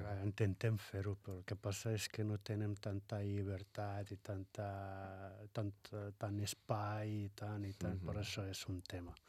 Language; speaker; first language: Catalan; non-native, fluent; Arabic